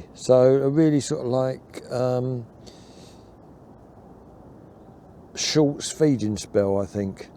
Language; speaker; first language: English; native; English